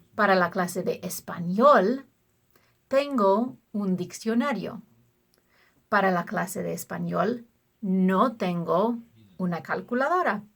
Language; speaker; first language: Spanish; non-native, fluent; English